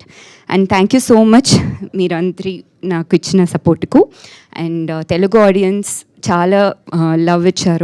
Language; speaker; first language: Telugu; non-native, learner; Tamil